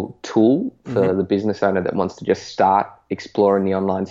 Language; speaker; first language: English; native; English